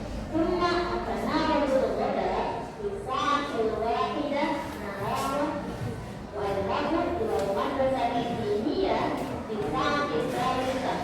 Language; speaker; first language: Arabic; non-native, learner; Indonesian